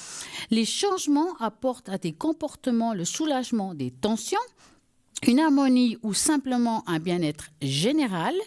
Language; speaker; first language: French; native; French